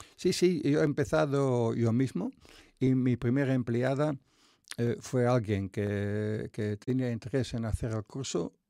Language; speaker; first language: Spanish; non-native, fluent; Dutch